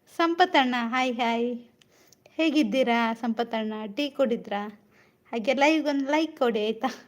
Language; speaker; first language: Kannada; native; Kannada